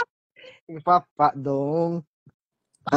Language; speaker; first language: Indonesian; non-native, learner; Filipino